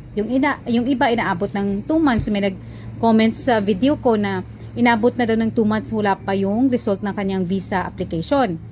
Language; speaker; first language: Filipino; non-native, local second language; Cebuano